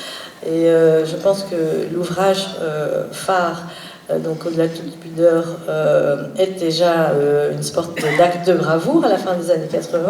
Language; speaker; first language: French; native; French